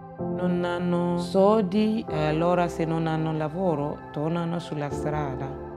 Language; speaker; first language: Italian; non-native, learner; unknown